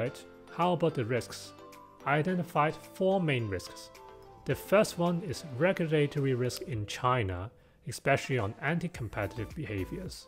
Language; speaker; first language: English; non-native, local second language; Cantonese